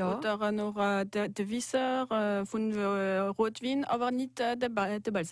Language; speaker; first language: German; non-native, local second language; French